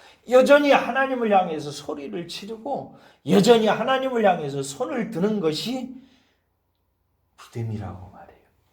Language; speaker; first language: Korean; native; Korean